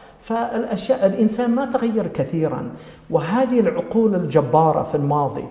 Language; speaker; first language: Arabic; non-native, fluent; English